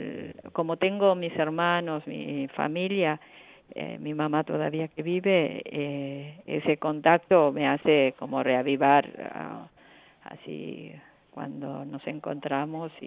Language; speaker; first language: Spanish; non-native, fluent; Korean